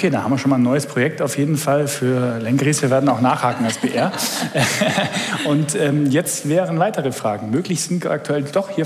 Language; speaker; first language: German; native; German